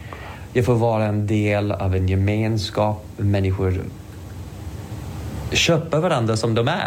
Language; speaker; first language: Swedish; non-native, fluent; English